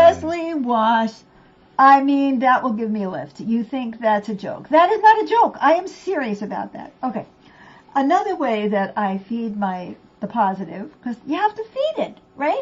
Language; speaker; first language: English; native; English